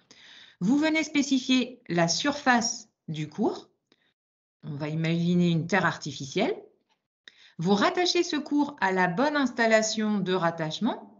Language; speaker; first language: French; native; French